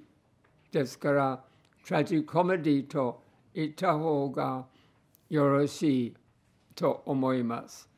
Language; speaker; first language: Japanese; non-native, fluent; English